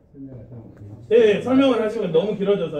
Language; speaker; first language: Korean; native; Korean